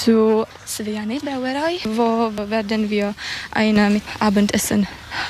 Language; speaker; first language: German; non-native, learner; Czech